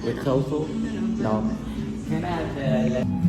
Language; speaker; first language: English; non-native, learner; Vietnamese